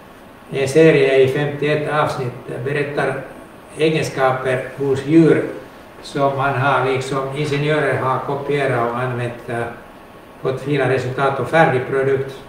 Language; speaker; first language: Swedish; non-native, local second language; Finnish